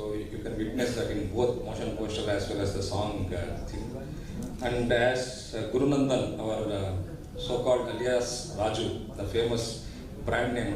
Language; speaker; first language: Hindi; non-native, local second language; Kannada